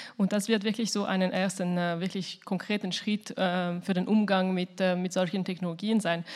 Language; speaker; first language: German; non-native, fluent; French